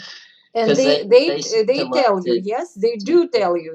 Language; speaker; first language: English; non-native, fluent; Russian